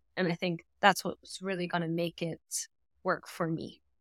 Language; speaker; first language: English; non-native, fluent; German